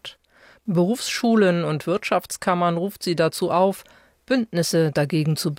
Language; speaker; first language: German; native; German